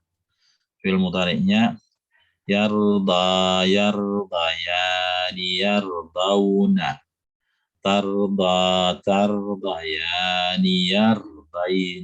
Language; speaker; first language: Arabic; non-native, fluent; Indonesian